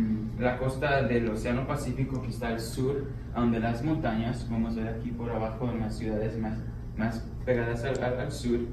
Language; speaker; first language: Spanish; early bilingual, heritage; Spanish